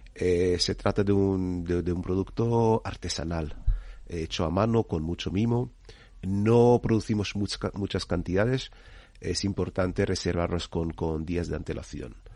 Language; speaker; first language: Spanish; non-native, fluent; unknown